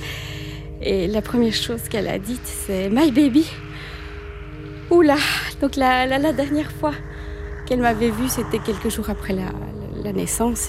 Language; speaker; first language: French; native; French